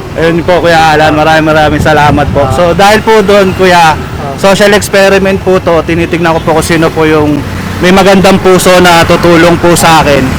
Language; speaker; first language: Filipino; native; Filipino